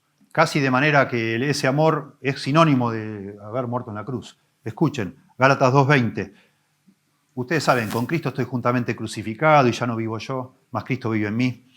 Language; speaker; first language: Spanish; native; Spanish